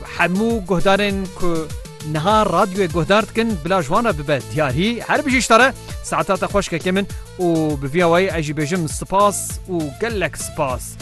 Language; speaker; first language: Kurdish; native; Kurdish